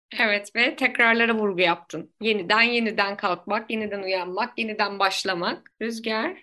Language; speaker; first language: Turkish; native; Turkish